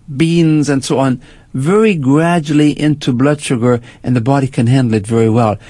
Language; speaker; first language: English; non-native, fluent; German